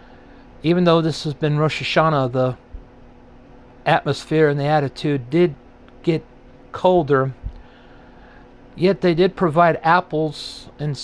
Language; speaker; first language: English; native; English